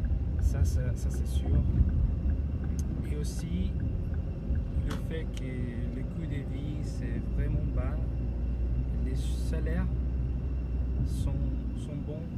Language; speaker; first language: French; non-native, fluent; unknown